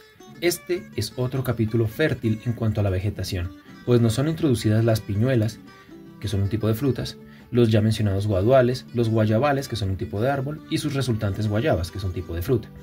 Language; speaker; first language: Spanish; native; Spanish